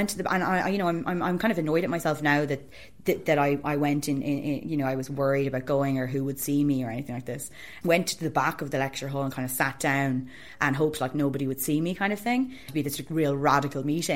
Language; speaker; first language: English; native; English